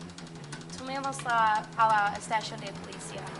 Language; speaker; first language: Spanish; non-native, learner; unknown